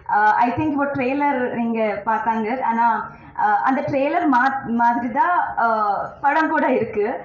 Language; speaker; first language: Tamil; non-native, learner; Telugu